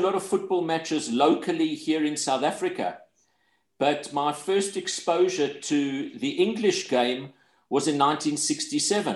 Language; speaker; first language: English; native; English